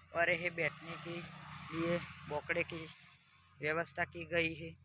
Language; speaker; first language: Hindi; non-native, local second language; Gujarati